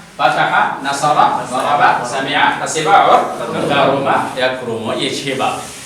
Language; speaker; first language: Urdu; non-native, local second language; Bangla